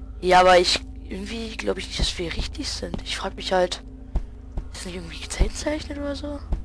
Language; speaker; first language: German; native; German